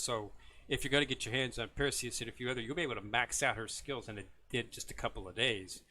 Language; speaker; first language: English; native; English